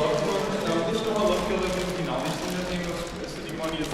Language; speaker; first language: Portuguese; native; Portuguese